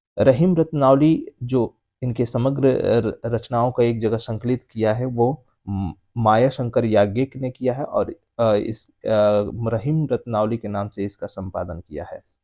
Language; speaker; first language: Hindi; native; Hindi